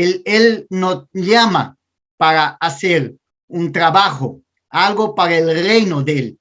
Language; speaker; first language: Spanish; non-native, learner; Portuguese